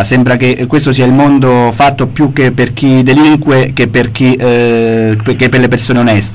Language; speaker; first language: Italian; native; Italian